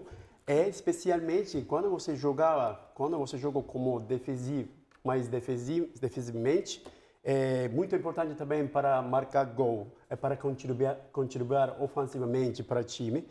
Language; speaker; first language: Portuguese; non-native, fluent; Turkish